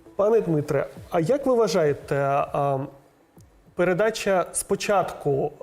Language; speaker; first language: Ukrainian; native; Ukrainian